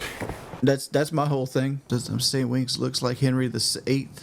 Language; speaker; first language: English; native; English